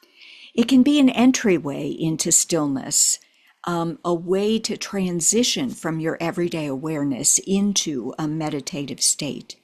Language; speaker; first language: English; native; English